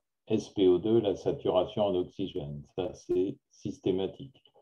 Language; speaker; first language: French; native; French